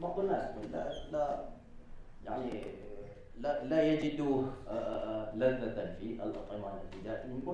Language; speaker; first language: Arabic; non-native, fluent; Malay